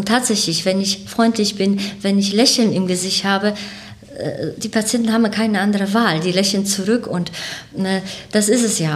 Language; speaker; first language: German; native; German